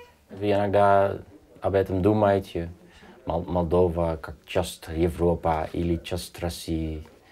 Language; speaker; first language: Russian; non-native, fluent; Dutch